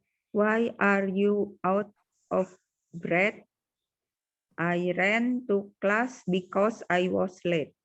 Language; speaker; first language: English; non-native, learner; Indonesian